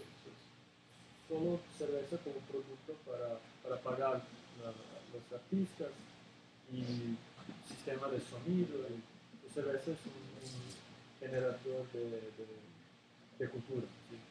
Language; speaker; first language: Spanish; non-native, learner; Serbian